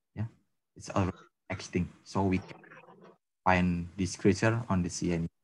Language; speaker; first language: English; non-native, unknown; Indonesian